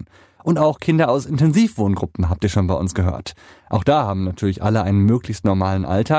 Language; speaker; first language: German; native; German